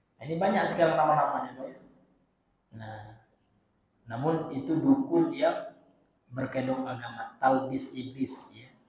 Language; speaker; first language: Indonesian; non-native, local second language; Minangkabau